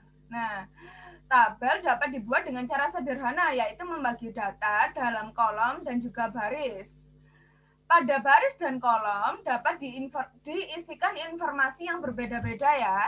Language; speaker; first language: Indonesian; native; Indonesian